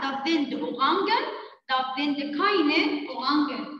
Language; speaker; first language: German; non-native, fluent; Arabic